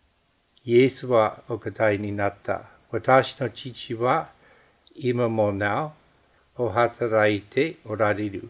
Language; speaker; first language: Japanese; non-native, fluent; English